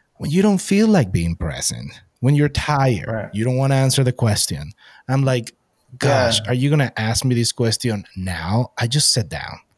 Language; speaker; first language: English; non-native, fluent; Spanish